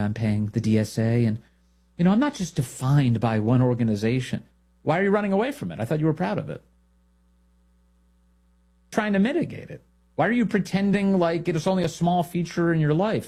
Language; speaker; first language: English; native; English